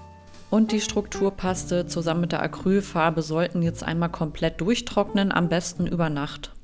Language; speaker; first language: German; native; German